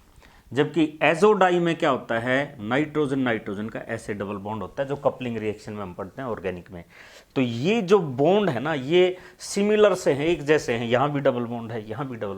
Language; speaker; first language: Hindi; native; Hindi